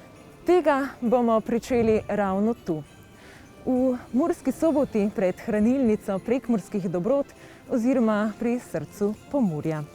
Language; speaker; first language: Slovenian; native; Slovenian